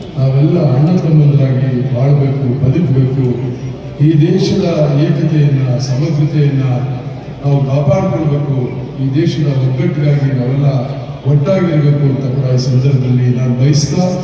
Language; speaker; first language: Kannada; native; Kannada